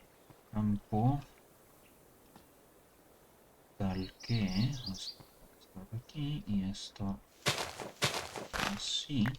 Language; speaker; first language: Spanish; early bilingual, heritage; Spanish